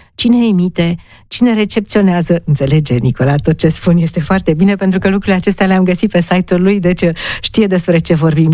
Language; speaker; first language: Romanian; native; Romanian